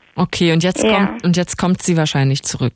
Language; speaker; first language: German; native; German